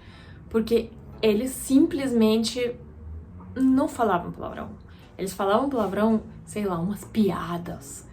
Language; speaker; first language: Portuguese; non-native, fluent; Russian